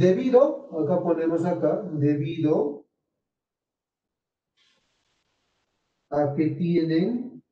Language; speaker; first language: Spanish; native; Spanish